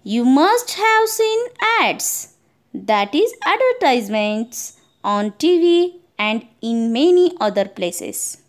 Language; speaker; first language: English; non-native, local second language; Marathi